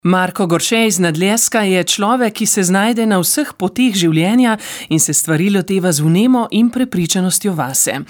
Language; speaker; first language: Slovenian; native; Slovenian